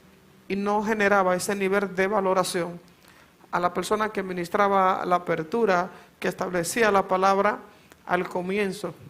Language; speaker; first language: Spanish; native; Spanish